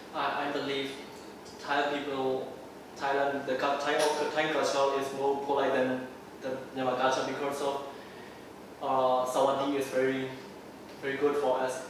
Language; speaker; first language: English; non-native, learner; Burmese